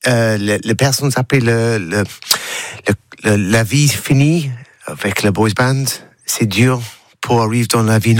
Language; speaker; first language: French; non-native, learner; English